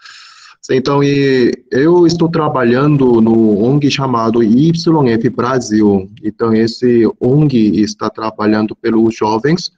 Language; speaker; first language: Portuguese; non-native, fluent; Korean